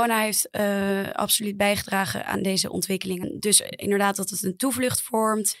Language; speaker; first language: Dutch; native; Dutch